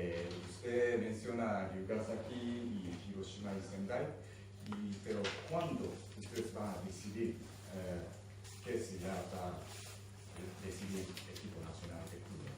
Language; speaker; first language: Spanish; non-native, learner; Japanese